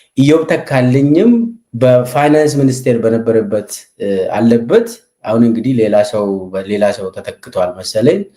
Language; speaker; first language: Amharic; non-native, local second language; Oromo